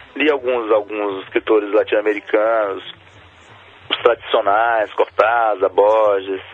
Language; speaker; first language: Portuguese; native; Portuguese